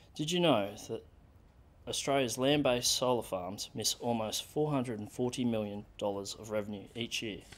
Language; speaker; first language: English; native; English